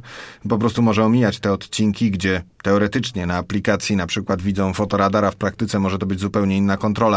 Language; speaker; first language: Polish; native; Polish